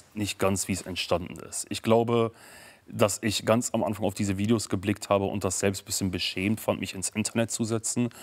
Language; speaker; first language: German; early bilingual, other home language; Kurdish